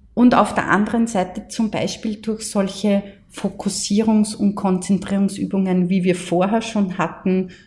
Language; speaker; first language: German; native; German